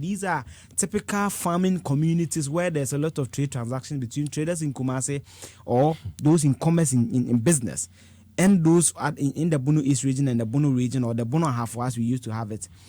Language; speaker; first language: English; non-native, local second language; Akan